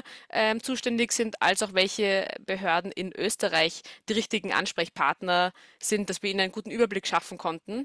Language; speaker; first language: German; native; German